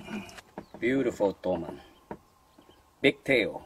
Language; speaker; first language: English; non-native, learner; Indonesian